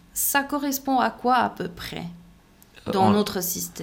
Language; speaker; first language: French; non-native, fluent; Romanian